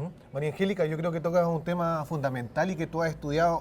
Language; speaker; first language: Spanish; native; Spanish